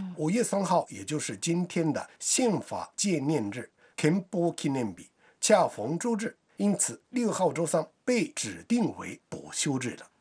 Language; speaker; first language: Chinese; non-native, fluent; Japanese